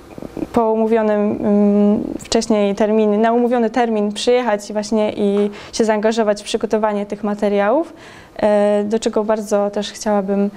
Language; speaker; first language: Polish; native; Polish